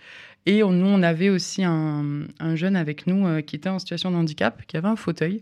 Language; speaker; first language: French; native; French